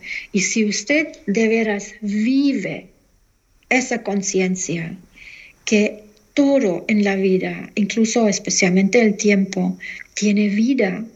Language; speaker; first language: Spanish; non-native, fluent; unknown